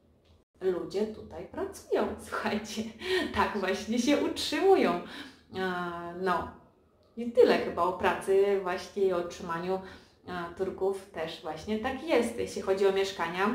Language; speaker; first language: Polish; early bilingual, heritage; Polish